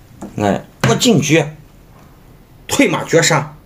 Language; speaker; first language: Chinese; native; Chinese